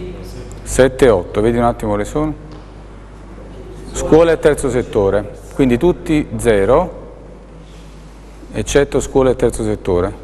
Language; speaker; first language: Italian; native; Italian